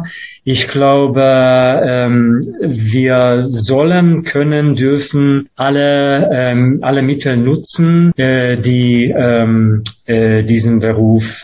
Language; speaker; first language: German; non-native, fluent; Hungarian